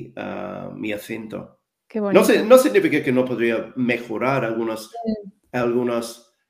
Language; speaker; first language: Spanish; non-native, fluent; English